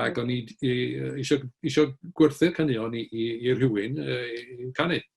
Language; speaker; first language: Welsh; native; Welsh